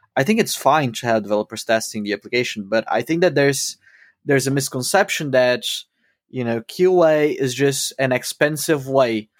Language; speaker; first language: English; non-native, fluent; Portuguese